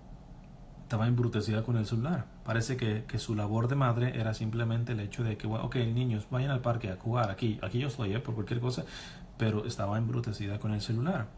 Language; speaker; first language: Spanish; native; Spanish